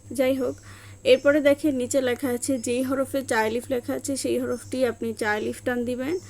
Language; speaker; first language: Bangla; native; Bangla